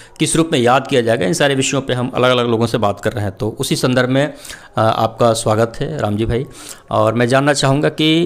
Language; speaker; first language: Hindi; native; Hindi